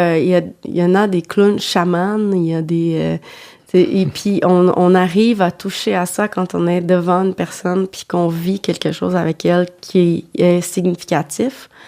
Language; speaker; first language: French; non-native, fluent; Portuguese